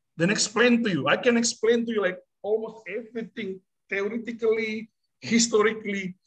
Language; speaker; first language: English; non-native, fluent; Indonesian